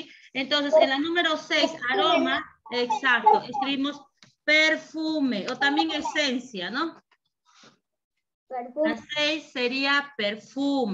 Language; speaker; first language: Spanish; native; Spanish